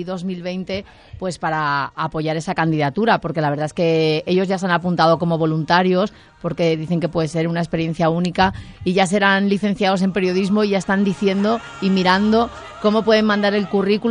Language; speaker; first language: Spanish; native; Spanish